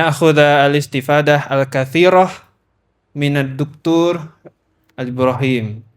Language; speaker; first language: Arabic; non-native, learner; Indonesian